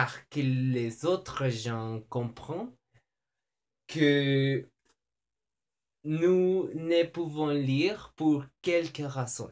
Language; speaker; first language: French; non-native, learner; Spanish